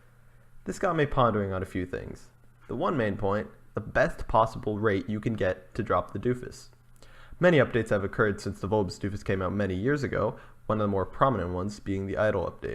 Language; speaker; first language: English; native; English